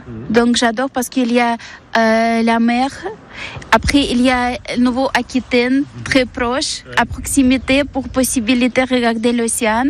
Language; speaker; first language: French; non-native, learner; Ukrainian